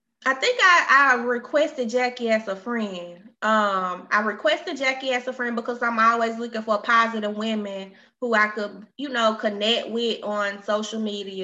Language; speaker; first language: English; native; English